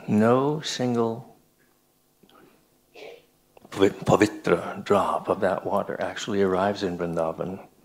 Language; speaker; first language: English; native; English